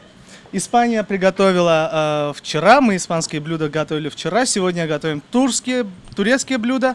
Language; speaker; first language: Russian; non-native, fluent; Armenian